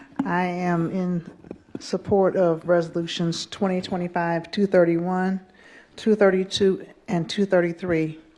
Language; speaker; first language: English; native; English